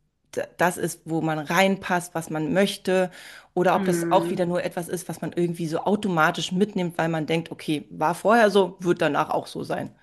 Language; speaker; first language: German; native; German